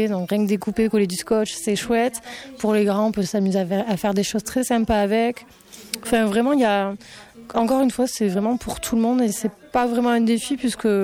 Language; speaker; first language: French; native; French